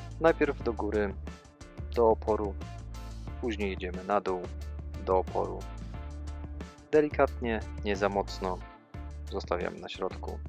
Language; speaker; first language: Polish; native; Polish